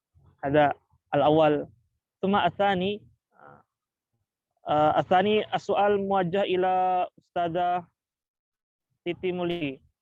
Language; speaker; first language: Arabic; non-native, learner; Indonesian